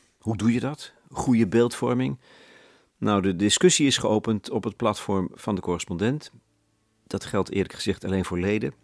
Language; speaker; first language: Dutch; native; Dutch